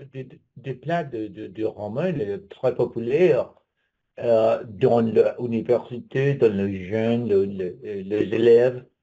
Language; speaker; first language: French; non-native, learner; English